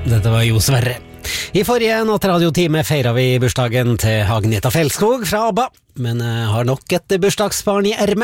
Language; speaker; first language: Norwegian; native; Norwegian